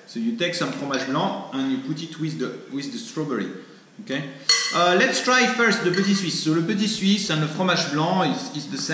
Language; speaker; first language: English; non-native, fluent; French